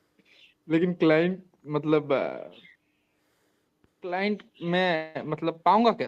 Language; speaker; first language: Hindi; non-native, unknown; Bangla